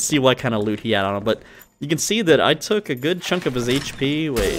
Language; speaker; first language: English; native; English